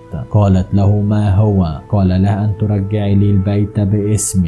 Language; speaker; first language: Arabic; native; Arabic